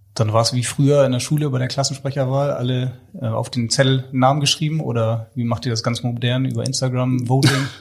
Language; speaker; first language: German; native; German